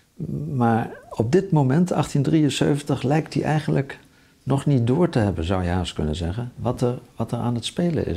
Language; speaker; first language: Dutch; native; Dutch